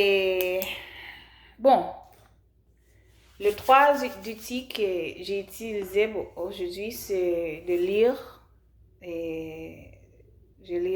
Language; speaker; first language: French; non-native, learner; English